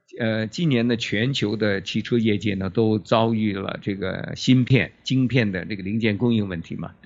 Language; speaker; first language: Chinese; native; Chinese